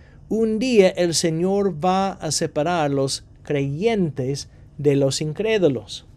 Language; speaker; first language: Spanish; non-native, fluent; English